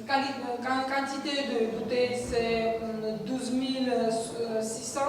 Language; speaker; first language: French; non-native, fluent; Georgian